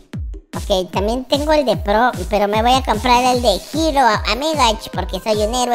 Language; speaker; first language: Spanish; native; Spanish